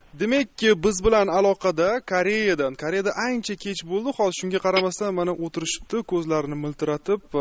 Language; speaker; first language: Uzbek; native; Uzbek